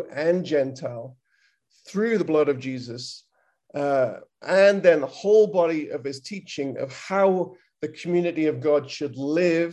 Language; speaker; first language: English; native; English